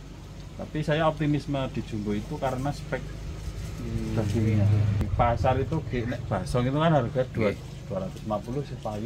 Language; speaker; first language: Indonesian; non-native, local second language; Javanese